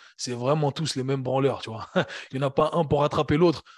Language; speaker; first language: French; native; French